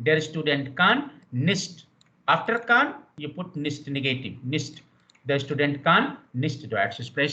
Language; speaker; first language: German; non-native, learner; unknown